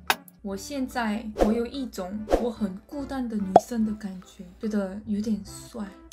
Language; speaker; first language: Chinese; non-native, fluent; Korean